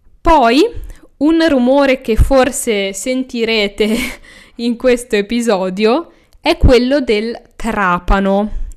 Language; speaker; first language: Italian; native; Italian